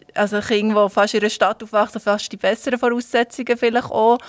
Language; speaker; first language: German; native; German